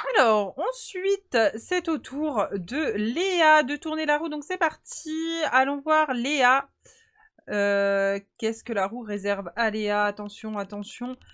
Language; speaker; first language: French; native; French